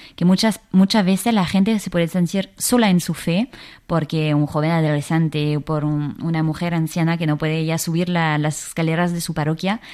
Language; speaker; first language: Spanish; non-native, fluent; French